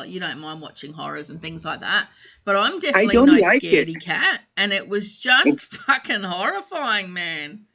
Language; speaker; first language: English; native; English